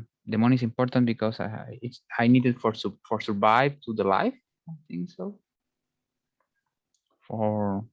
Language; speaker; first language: English; non-native, learner; Spanish